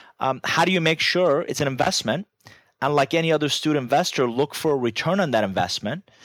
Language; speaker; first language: English; non-native, fluent; Persian